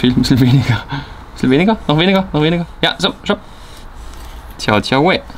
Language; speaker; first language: Chinese; non-native, fluent; German